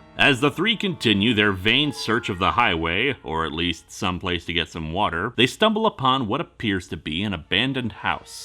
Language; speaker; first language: English; native; English